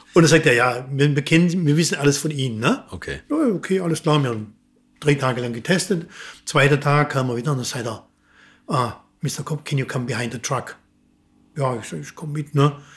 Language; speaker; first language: German; native; German